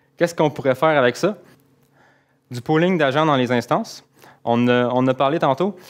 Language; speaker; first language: French; native; French